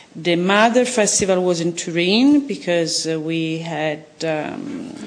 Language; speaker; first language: English; non-native, fluent; Italian